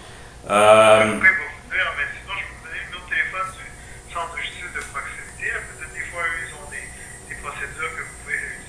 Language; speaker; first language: French; native; French